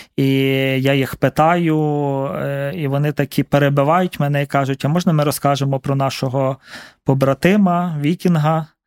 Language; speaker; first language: Ukrainian; native; Ukrainian